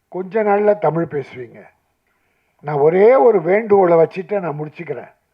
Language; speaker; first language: Tamil; native; Tamil